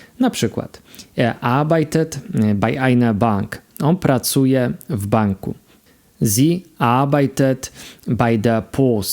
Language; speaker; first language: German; non-native, fluent; Polish